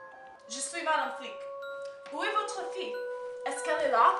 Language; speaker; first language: French; non-native, learner; English